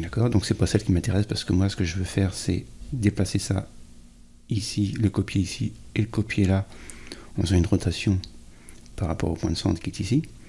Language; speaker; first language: French; native; French